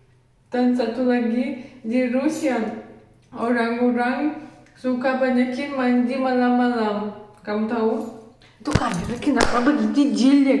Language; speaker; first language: Indonesian; non-native, learner; Russian